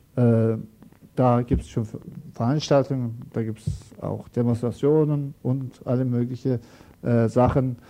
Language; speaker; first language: German; non-native, learner; Turkish